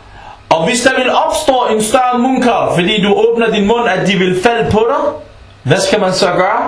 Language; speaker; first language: Danish; early bilingual, other home language; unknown